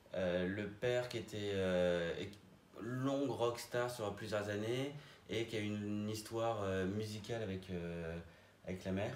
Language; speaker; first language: French; native; French